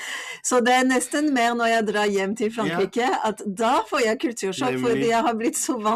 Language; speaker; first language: Norwegian; non-native, fluent; French